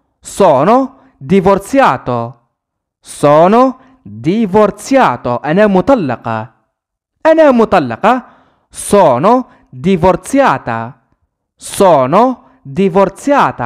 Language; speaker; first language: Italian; non-native, fluent; Arabic